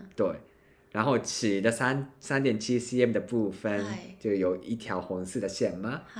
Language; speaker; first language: Chinese; non-native, fluent; Japanese